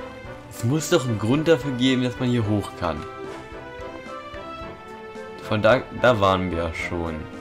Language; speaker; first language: German; native; German